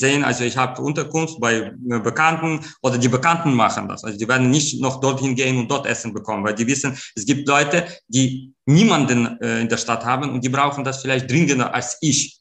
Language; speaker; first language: German; non-native, fluent; Ukrainian